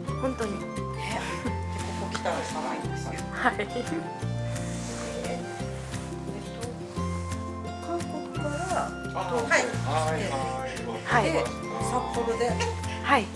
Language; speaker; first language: Japanese; non-native, learner; Korean